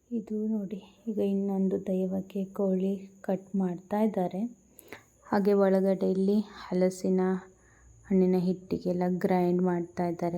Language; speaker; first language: Kannada; non-native, local second language; Tulu